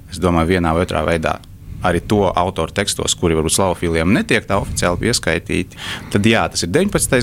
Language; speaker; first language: Latvian; non-native, local second language; Russian